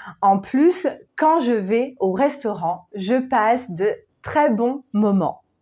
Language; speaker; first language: French; native; French